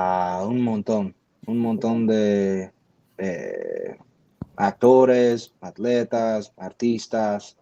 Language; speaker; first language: Spanish; non-native, fluent; English